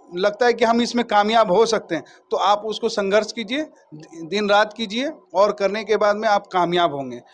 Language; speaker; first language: Hindi; native; Hindi